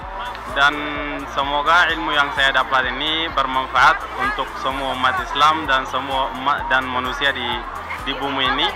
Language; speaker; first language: Indonesian; non-native, fluent; Arabic